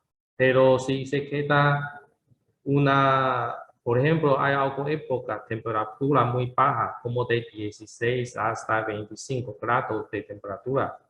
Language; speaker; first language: Spanish; non-native, learner; Chinese